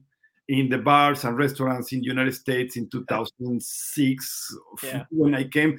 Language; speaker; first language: English; non-native, learner; Spanish